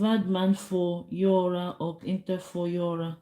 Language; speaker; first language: Swedish; non-native, learner; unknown